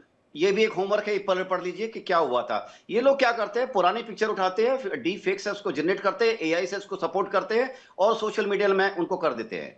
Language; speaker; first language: Hindi; native; Hindi